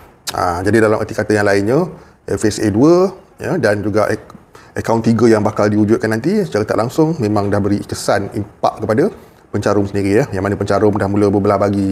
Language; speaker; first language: Malay; native; Malay